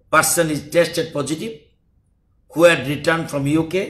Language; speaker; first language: English; non-native, local second language; Bangla